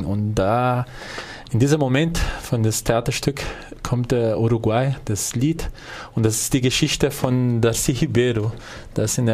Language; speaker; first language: German; non-native, fluent; Portuguese